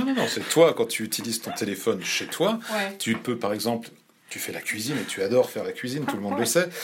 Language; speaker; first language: French; native; French